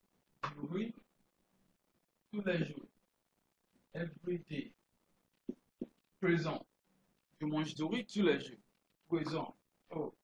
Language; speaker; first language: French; non-native, fluent; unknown